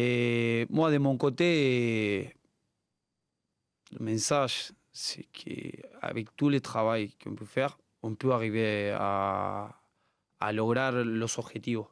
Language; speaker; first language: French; non-native, learner; Spanish